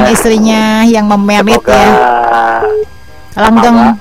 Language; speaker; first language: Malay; non-native, local second language; Sundanese